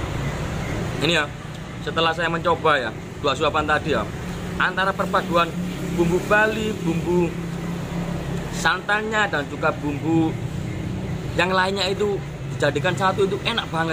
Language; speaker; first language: Indonesian; non-native, local second language; Javanese